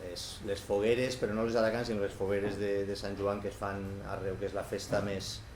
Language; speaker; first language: Catalan; native; Catalan